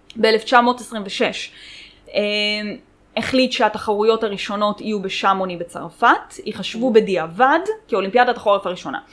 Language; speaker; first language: Hebrew; early bilingual, other home language; Russian